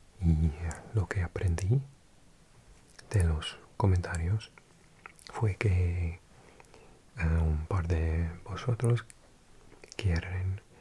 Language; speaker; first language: Spanish; non-native, fluent; English